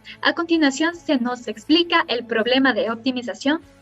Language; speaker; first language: Spanish; native; Spanish